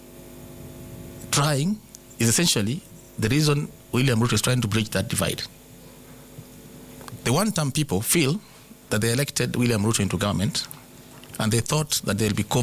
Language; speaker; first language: English; non-native, local second language; Gusii